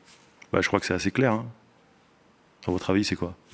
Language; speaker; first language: French; native; French